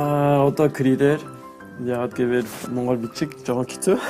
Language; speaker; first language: Mongolian; non-native, learner; French